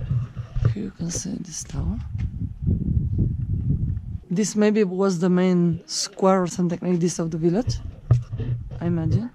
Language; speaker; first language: English; non-native, fluent; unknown